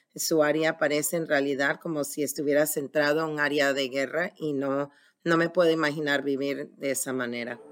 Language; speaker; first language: Spanish; native; Spanish